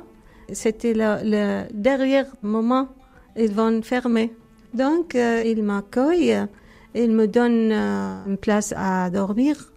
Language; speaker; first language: French; non-native, learner; Arabic